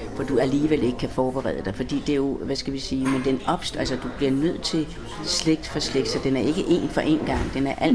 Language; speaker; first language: Danish; native; Danish